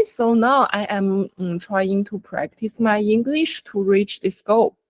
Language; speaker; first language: English; non-native, learner; Chinese